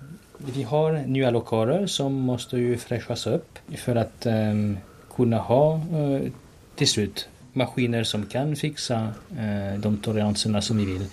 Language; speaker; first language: Swedish; non-native, fluent; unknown